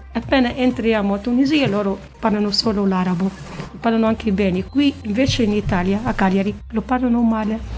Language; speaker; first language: Italian; non-native, fluent; Arabic